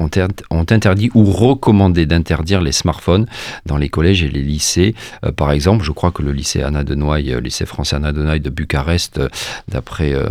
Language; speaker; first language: French; native; French